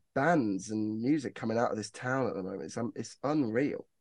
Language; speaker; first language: English; native; English